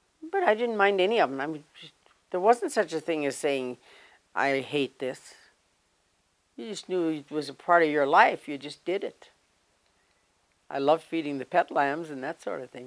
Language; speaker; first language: English; native; English